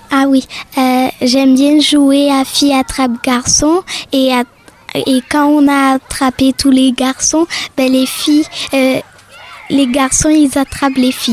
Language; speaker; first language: French; native; French